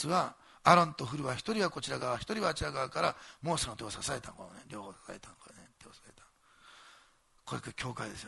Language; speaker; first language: Japanese; native; Japanese